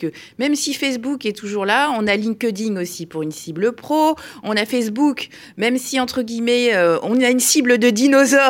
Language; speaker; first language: French; native; French